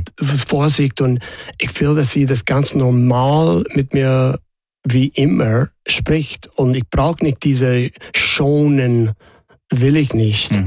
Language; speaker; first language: German; non-native, fluent; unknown